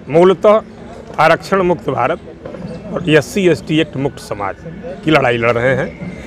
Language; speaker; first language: Hindi; native; Hindi